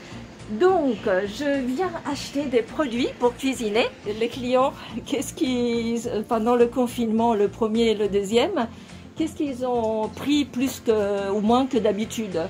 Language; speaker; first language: French; non-native, fluent; Italian